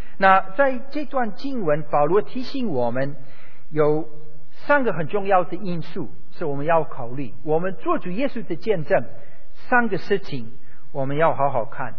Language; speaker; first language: Chinese; non-native, fluent; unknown